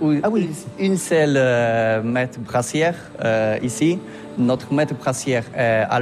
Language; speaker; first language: French; non-native, learner; Polish